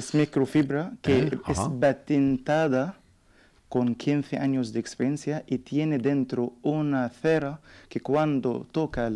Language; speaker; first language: Spanish; non-native, learner; Arabic